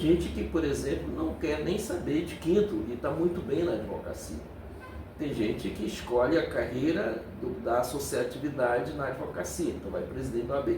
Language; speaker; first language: Portuguese; native; Portuguese